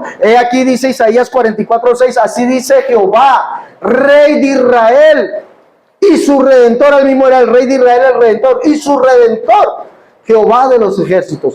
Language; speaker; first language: Spanish; native; Spanish